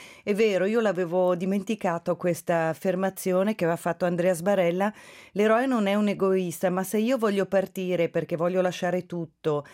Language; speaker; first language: Italian; native; Italian